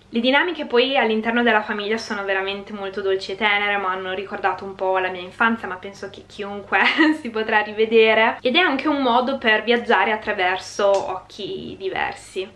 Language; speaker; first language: Italian; early bilingual, other home language; Hungarian